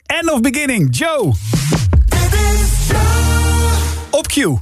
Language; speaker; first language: Dutch; native; Dutch